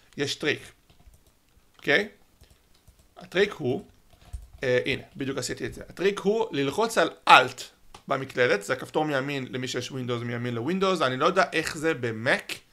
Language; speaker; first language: Hebrew; native; Hebrew